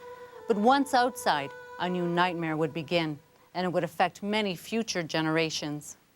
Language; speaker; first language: English; native; English